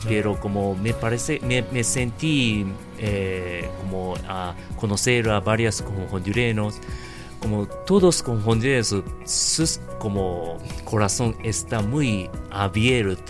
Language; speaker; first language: Spanish; non-native, learner; Japanese